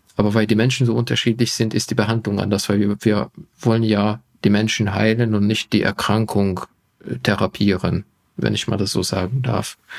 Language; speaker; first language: German; non-native, fluent; Hungarian